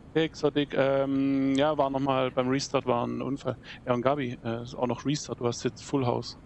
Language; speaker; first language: German; native; German